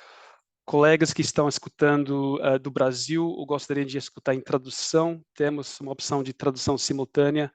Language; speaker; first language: Portuguese; non-native, fluent; English